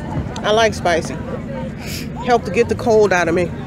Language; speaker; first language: English; native; English